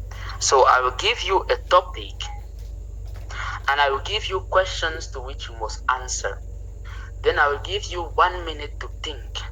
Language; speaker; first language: English; non-native, local second language; French